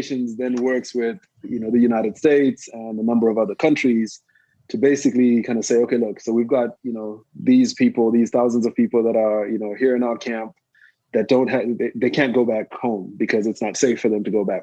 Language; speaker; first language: English; non-native, local second language; Shona